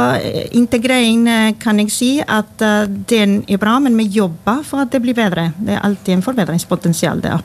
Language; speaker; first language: Norwegian; non-native, fluent; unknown